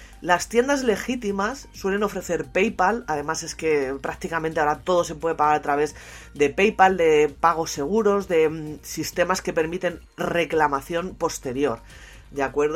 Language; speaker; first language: Spanish; native; Spanish